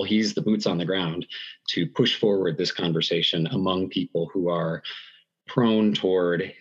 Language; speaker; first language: English; native; English